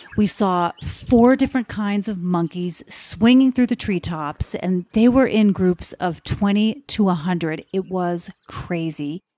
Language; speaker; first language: English; native; English